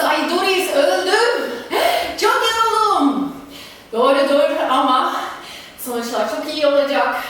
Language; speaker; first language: Turkish; non-native, fluent; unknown